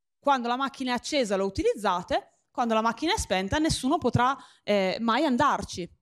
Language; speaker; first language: Italian; native; Italian